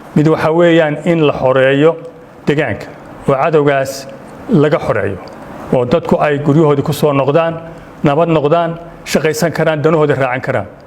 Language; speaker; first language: Somali; native; Somali